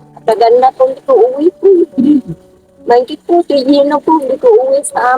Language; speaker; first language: Filipino; non-native, learner; Vietnamese